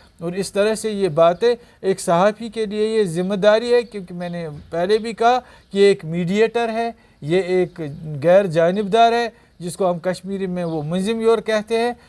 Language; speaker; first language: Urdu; non-native, local second language; Kashmiri